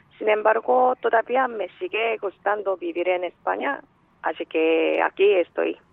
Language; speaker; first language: Spanish; non-native, fluent; Korean